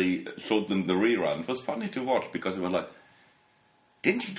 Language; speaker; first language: English; non-native, fluent; German